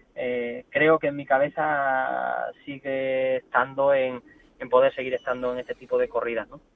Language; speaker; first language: Spanish; native; Spanish